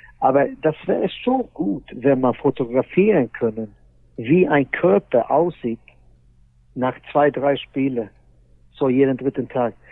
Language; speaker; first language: German; non-native, fluent; Swedish